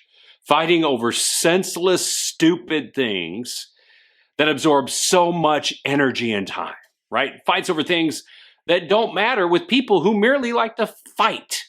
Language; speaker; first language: English; native; English